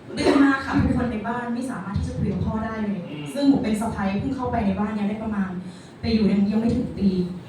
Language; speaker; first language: Thai; native; Thai